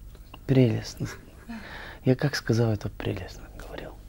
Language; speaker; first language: Russian; non-native, learner; Bulgarian